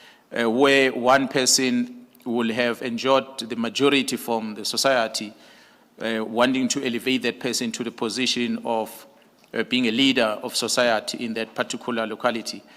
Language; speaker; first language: English; non-native, local second language; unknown